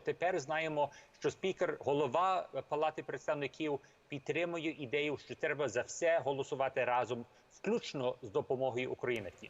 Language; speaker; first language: Ukrainian; early bilingual, heritage; Ukrainian